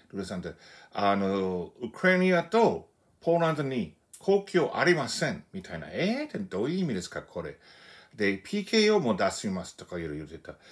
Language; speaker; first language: Japanese; non-native, fluent; English